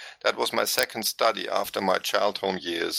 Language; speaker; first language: English; non-native, fluent; German